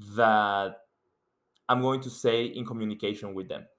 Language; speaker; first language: English; non-native, fluent; Spanish